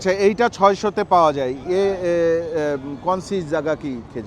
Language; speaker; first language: Hindi; non-native, learner; Bangla